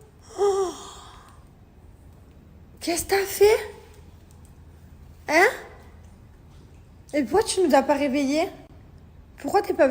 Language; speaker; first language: French; native; French